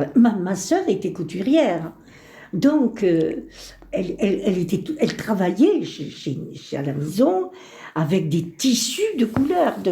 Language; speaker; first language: French; early bilingual, other home language; Spanish